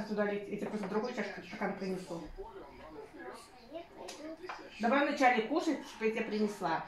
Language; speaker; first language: Russian; native; Russian